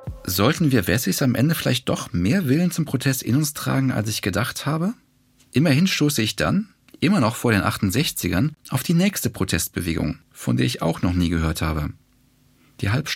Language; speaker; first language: German; native; German